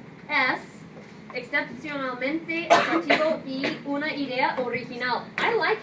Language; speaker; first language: Spanish; non-native, fluent; English